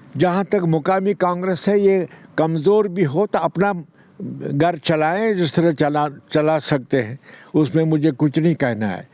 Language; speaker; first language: Urdu; non-native, local second language; Kashmiri